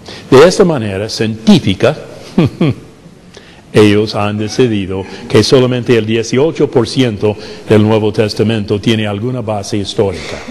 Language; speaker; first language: Spanish; non-native, fluent; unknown